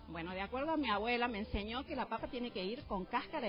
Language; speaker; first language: Spanish; native; Spanish